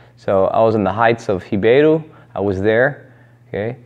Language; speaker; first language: English; native; English